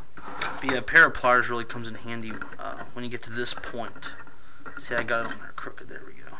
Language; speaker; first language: English; native; English